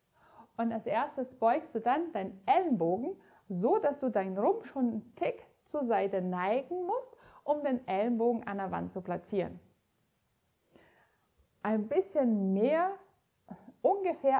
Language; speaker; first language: German; native; German